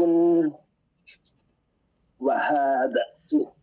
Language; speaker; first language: Arabic; non-native, learner; English